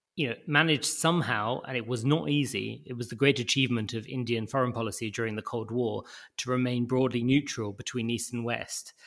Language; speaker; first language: English; native; English